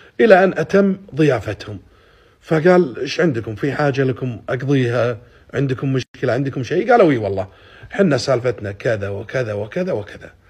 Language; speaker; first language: Arabic; native; Arabic